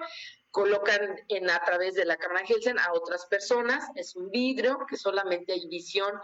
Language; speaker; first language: Spanish; native; Spanish